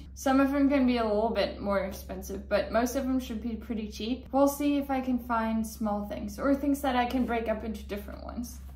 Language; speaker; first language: English; non-native, fluent; German